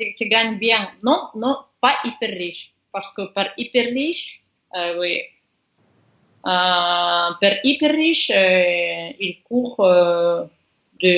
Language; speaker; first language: French; non-native, learner; Russian